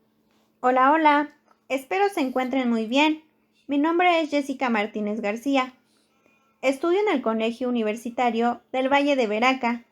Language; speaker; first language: Spanish; native; Spanish